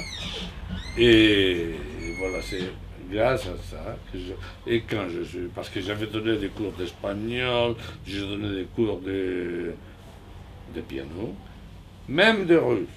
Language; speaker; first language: French; non-native, fluent; Spanish